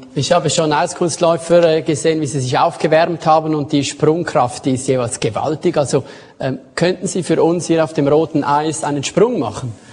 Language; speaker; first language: German; native; German